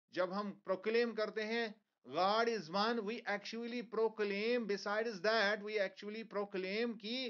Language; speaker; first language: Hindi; non-native, local second language; Kashmiri